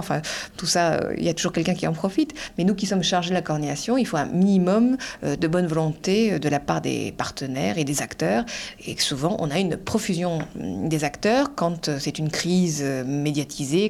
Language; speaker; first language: French; native; French